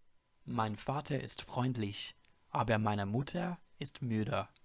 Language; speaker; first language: German; non-native, fluent; English